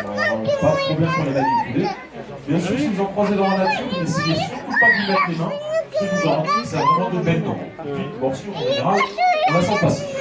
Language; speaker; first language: French; native; French